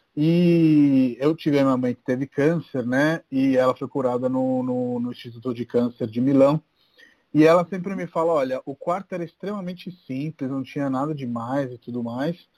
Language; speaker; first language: Portuguese; non-native, fluent; Italian